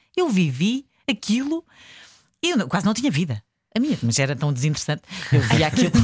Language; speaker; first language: Portuguese; native; Portuguese